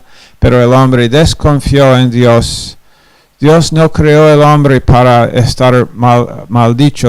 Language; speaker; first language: Spanish; non-native, fluent; English